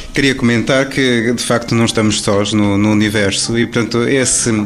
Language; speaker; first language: Portuguese; native; Portuguese